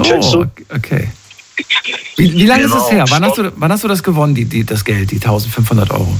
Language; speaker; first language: German; native; German